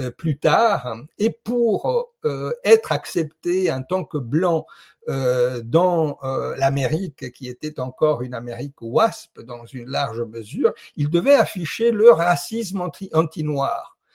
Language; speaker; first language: French; non-native, fluent; Italian